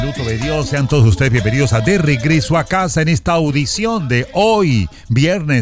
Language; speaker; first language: Spanish; native; Spanish